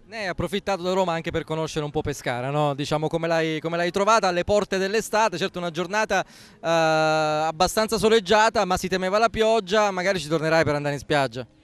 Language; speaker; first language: Italian; native; Italian